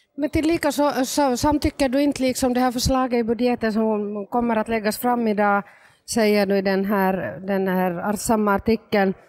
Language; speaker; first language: Swedish; native; Swedish